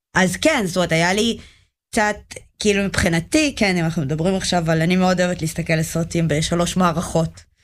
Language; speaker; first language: Hebrew; early bilingual, other home language; Russian